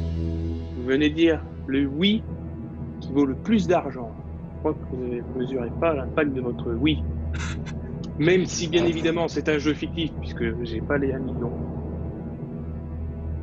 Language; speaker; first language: French; native; French